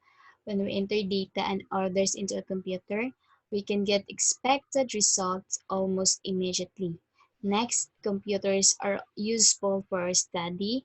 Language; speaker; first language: English; non-native, fluent; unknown